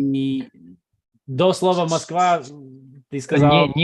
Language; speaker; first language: Russian; non-native, fluent; English